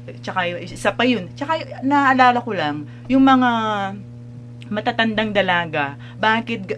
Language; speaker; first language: Filipino; non-native, local second language; Pampanga